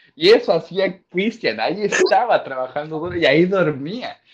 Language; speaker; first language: Spanish; native; Spanish